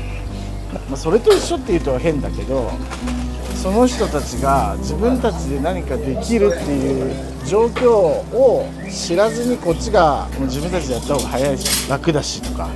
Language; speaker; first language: Japanese; native; Japanese